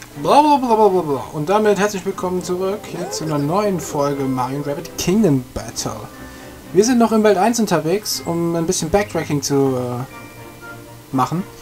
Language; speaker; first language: German; native; German